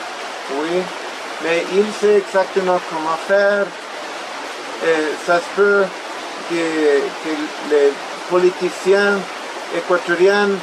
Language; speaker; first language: French; non-native, fluent; Spanish